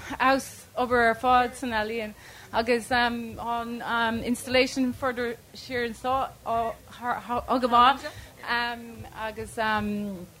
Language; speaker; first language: Irish; non-native, local second language; English